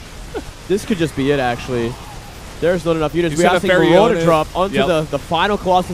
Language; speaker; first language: English; native; English